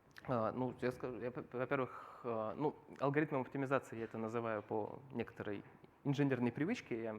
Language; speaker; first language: Russian; native; Russian